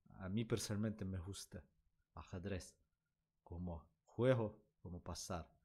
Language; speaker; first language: Spanish; non-native, learner; Russian